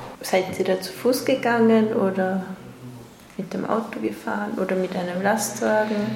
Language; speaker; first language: German; native; German